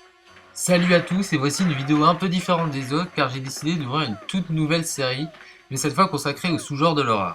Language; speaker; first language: French; native; French